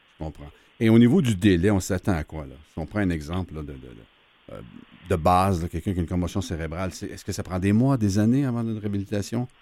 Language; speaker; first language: French; native; French